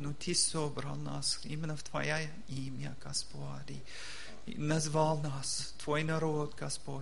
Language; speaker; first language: Russian; non-native, learner; English